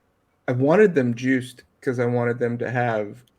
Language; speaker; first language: English; native; English